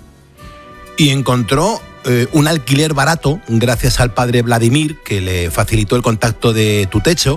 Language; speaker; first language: Spanish; native; Spanish